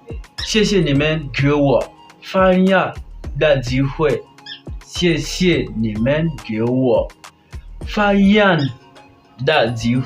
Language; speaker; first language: Chinese; non-native, fluent; French